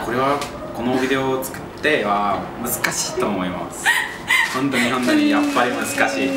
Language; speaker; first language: Japanese; non-native, learner; Spanish